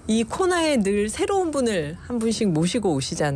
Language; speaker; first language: Korean; native; Korean